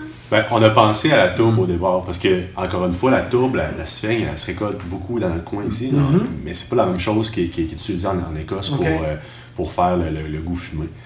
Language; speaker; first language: French; native; French